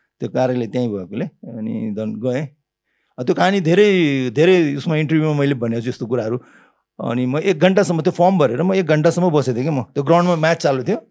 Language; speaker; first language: Nepali; early bilingual, heritage; Nepali